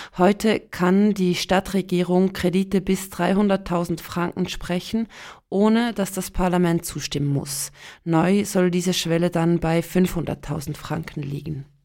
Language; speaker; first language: German; native; German